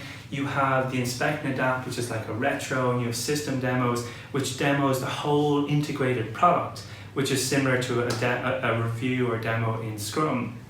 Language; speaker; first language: English; native; English